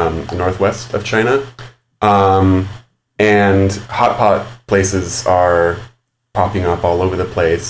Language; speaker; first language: English; native; English